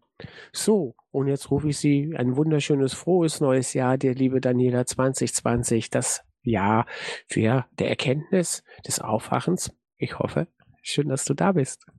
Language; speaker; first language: German; native; German